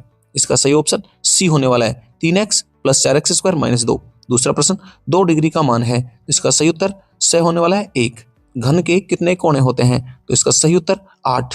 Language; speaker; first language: Hindi; native; Hindi